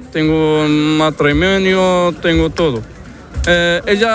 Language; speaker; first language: Spanish; non-native, learner; Arabic